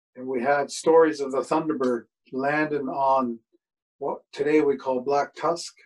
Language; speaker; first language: English; native; English